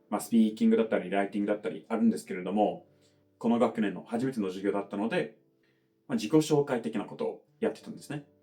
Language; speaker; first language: Japanese; non-native, fluent; English